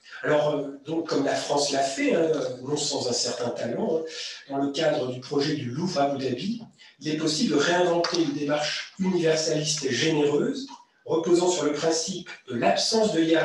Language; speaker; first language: French; native; French